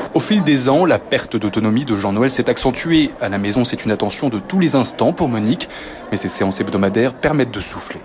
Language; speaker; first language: French; native; French